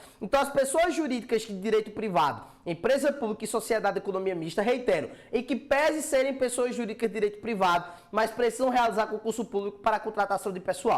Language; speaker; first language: Portuguese; native; Portuguese